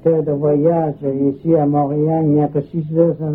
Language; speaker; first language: French; non-native, learner; Vietnamese